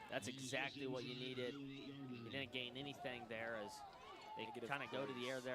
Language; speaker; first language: English; native; English